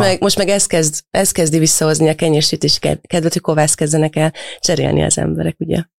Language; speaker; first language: Hungarian; native; Hungarian